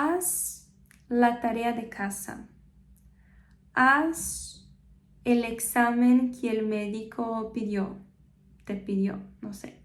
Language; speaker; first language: Spanish; non-native, fluent; Portuguese